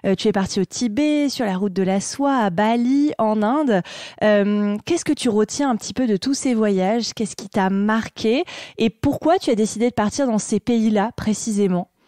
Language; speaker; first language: French; native; French